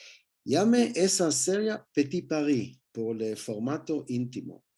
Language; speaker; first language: Spanish; non-native, learner; Hebrew